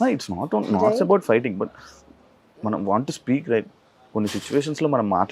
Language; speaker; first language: Telugu; native; Telugu